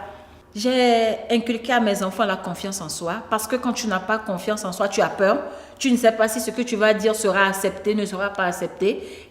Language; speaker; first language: French; non-native, local second language; Ewe